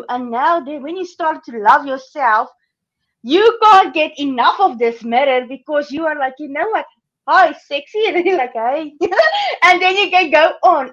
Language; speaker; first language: English; non-native, local second language; Afrikaans